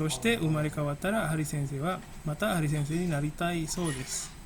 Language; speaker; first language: Japanese; non-native, fluent; Indonesian